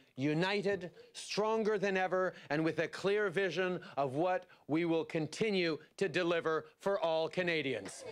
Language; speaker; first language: English; native; English